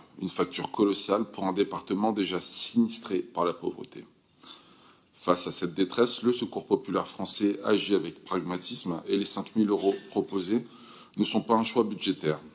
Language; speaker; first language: French; native; French